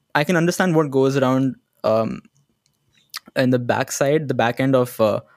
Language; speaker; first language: English; non-native, local second language; Hindi